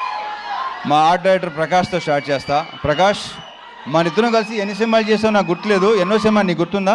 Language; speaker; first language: Telugu; native; Telugu